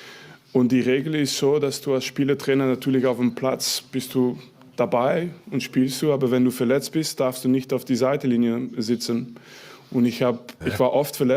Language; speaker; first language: German; non-native, fluent; French